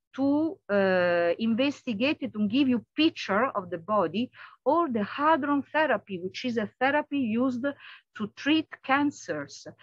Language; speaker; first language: English; non-native, fluent; Italian